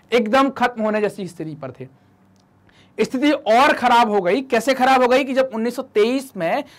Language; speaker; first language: Hindi; native; Hindi